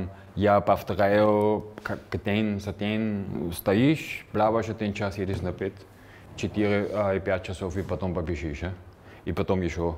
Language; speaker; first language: Russian; non-native, fluent; German